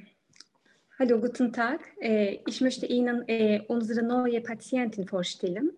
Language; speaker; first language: German; non-native, learner; Turkish